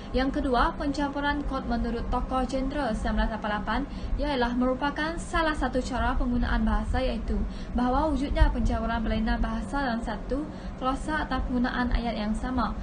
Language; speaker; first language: Malay; non-native, local second language; Iban